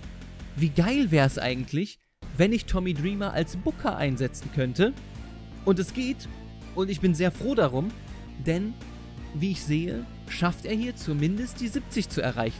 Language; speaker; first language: German; native; German